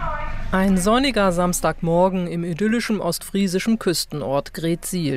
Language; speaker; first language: German; native; German